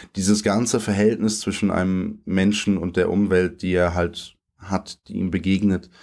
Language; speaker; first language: German; native; German